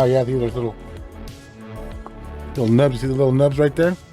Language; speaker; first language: English; native; English